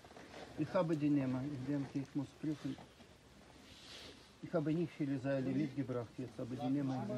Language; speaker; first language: German; non-native, learner; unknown